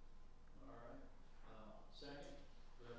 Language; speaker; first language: English; native; English